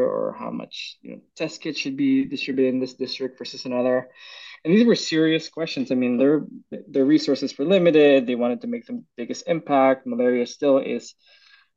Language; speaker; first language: English; non-native, local second language; Filipino